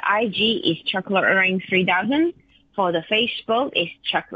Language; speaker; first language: English; non-native, local second language; Cantonese